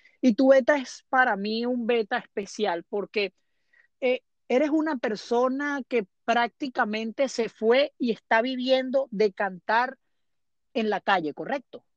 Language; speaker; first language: Spanish; native; Spanish